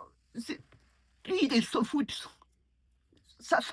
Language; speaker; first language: French; non-native, learner; Mongolian